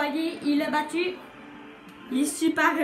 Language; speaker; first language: French; native; French